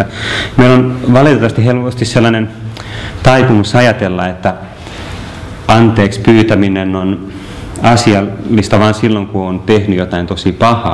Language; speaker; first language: Finnish; native; Finnish